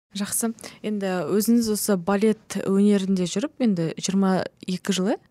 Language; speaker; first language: Kazakh; native; Kazakh